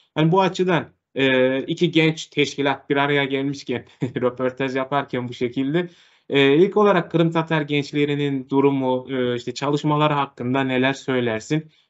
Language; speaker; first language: Turkish; native; Turkish